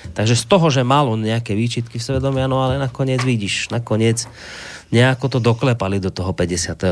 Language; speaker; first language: Slovak; native; Slovak